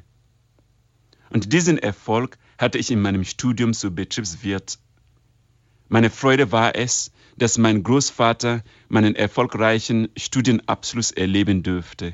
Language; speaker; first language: German; non-native, fluent; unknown